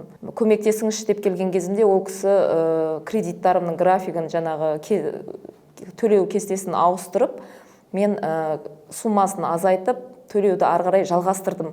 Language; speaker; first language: Kazakh; native; Kazakh